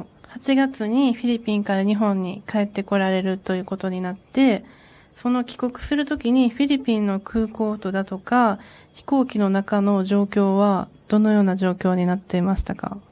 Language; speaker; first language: Japanese; native; Japanese